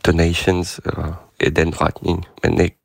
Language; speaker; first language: Danish; non-native, fluent; Ukrainian